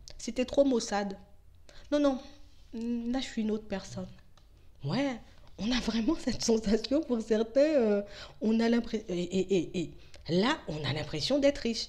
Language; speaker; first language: French; native; French